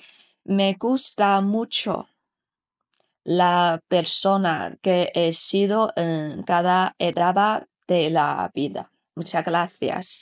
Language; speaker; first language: Spanish; non-native, fluent; Chinese